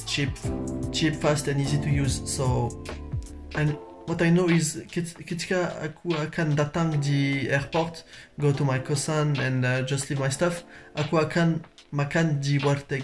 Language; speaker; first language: English; non-native, learner; French